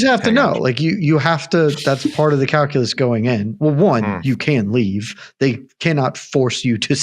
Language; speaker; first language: English; native; English